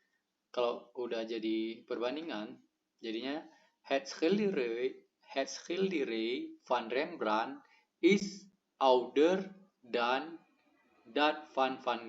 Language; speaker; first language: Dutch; non-native, learner; Indonesian